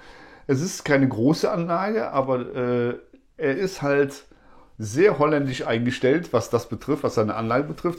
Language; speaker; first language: German; native; German